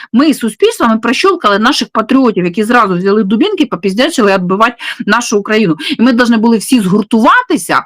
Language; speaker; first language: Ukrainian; non-native, local second language; Russian